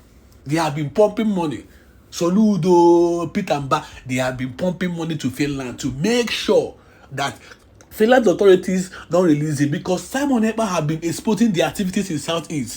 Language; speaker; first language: English; non-native, local second language; Igbo